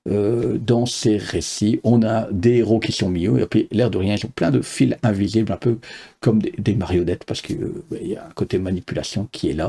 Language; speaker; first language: French; native; French